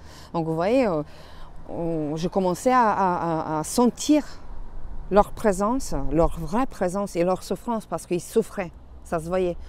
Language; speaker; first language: French; non-native, fluent; Romanian